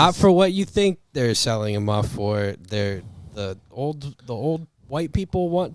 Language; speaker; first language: English; native; English